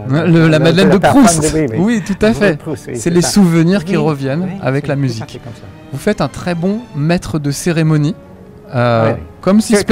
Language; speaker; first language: French; native; French